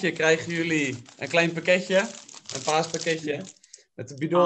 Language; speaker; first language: Dutch; native; Dutch